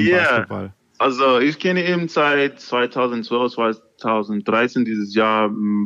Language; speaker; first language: German; non-native, learner; English